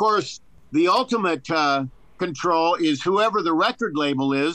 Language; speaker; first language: English; native; English